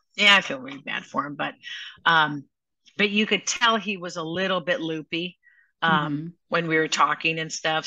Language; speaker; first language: English; native; English